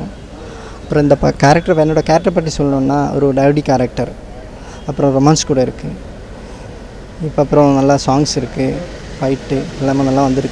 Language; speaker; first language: Tamil; non-native, fluent; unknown